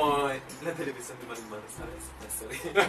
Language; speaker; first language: Spanish; non-native, fluent; Filipino